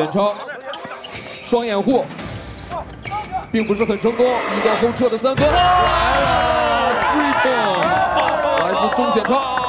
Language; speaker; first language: Chinese; native; Chinese